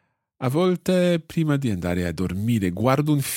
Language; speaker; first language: Italian; non-native, fluent; English